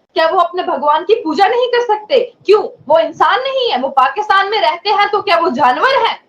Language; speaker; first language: Hindi; non-native, local second language; Kashmiri